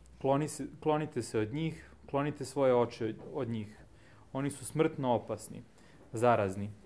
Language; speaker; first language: Serbian; native; Serbian